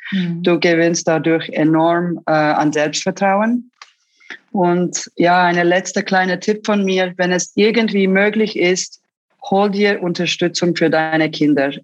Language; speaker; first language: German; early bilingual, other home language; Turkish